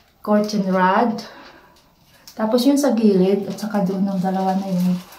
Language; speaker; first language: Filipino; native; Filipino